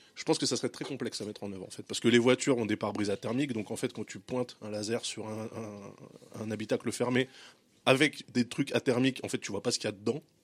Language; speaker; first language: French; native; French